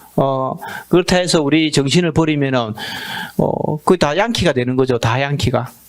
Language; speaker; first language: Korean; native; Korean